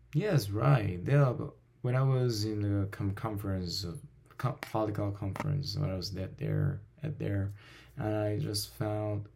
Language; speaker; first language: English; non-native, fluent; Min Nan Chinese